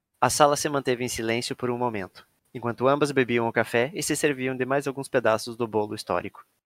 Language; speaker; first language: Portuguese; native; Portuguese